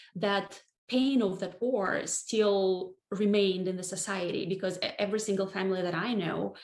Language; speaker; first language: English; non-native, fluent; Russian